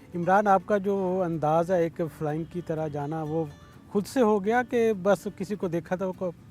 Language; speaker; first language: Urdu; native; Urdu